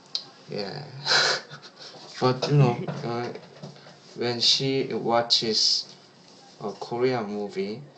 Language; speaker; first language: English; non-native, learner; Korean